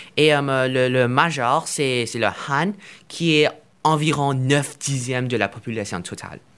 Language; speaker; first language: French; non-native, fluent; Chinese